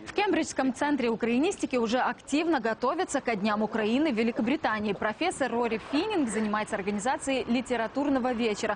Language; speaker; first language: Ukrainian; non-native, local second language; Russian